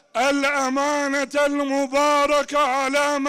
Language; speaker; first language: Arabic; non-native, fluent; Turkish